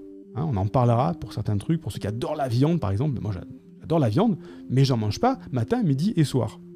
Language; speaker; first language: French; native; French